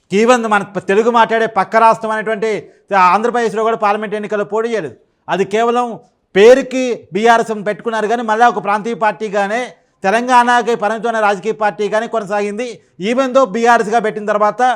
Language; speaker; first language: Telugu; native; Telugu